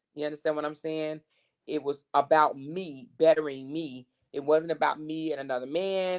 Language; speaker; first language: English; native; English